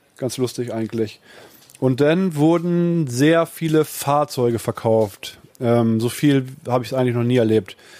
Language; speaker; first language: German; native; German